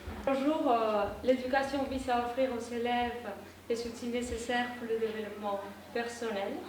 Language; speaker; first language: French; non-native, fluent; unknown